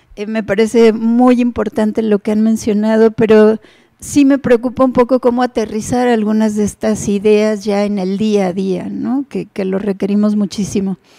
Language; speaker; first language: Spanish; native; Spanish